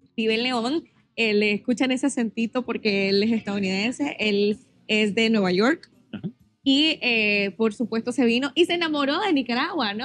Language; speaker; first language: Spanish; native; Spanish